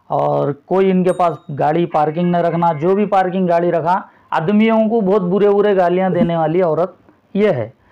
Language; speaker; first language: Hindi; non-native, local second language; Urdu